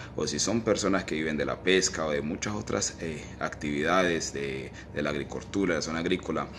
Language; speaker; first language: Spanish; native; Spanish